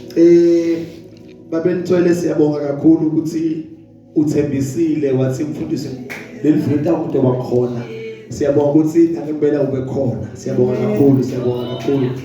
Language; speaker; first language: Zulu; non-native, local second language; Swati